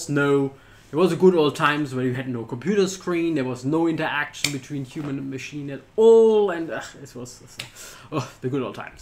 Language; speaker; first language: English; non-native, fluent; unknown